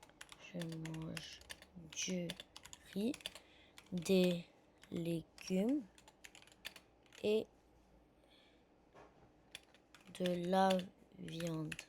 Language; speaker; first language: French; non-native, learner; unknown